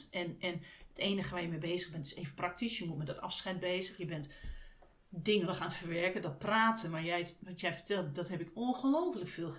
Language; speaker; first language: Dutch; native; Dutch